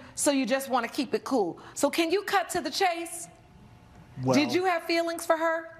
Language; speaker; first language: English; native; English